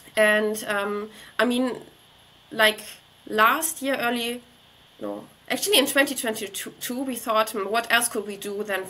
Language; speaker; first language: English; non-native, fluent; German